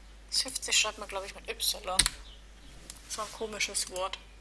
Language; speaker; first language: Swedish; non-native, learner; German